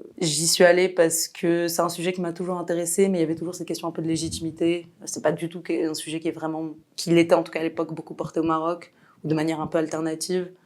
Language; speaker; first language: French; non-native, local second language; Arabic